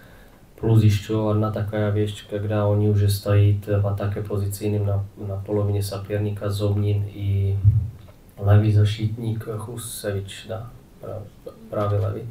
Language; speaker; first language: Russian; non-native, fluent; Czech